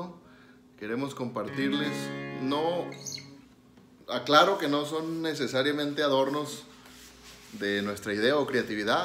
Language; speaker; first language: Spanish; native; Spanish